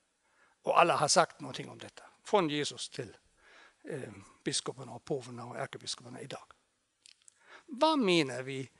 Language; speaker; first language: Swedish; non-native, fluent; German